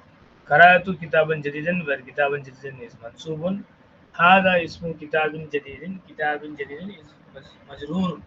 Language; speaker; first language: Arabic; non-native, fluent; Tamil